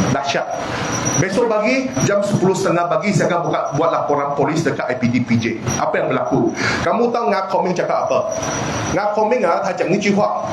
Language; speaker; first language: Malay; non-native, local second language; Chinese